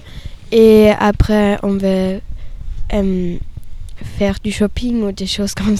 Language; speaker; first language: French; non-native, learner; German